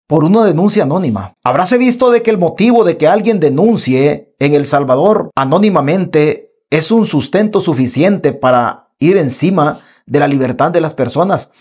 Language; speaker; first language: Spanish; native; Spanish